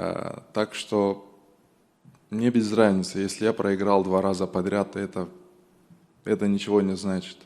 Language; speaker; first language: Russian; non-native, local second language; Romanian